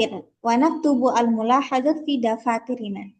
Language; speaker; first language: Arabic; non-native, fluent; Indonesian